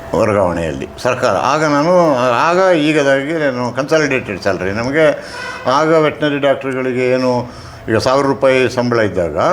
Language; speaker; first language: Kannada; non-native, local second language; Kodava